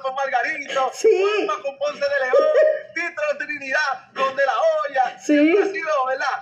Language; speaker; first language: Spanish; native; Spanish